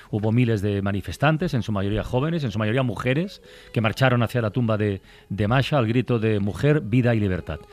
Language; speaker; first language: Spanish; native; Spanish